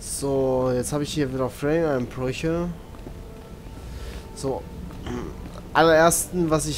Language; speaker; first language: German; native; German